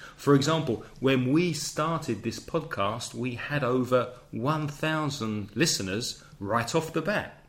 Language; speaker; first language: English; native; English